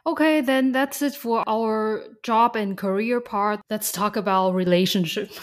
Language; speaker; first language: English; non-native, fluent; Chinese